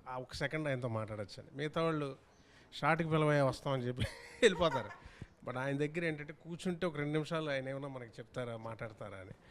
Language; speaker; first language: Telugu; native; Telugu